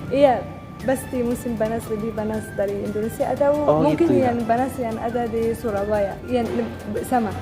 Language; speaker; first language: Indonesian; non-native, fluent; Arabic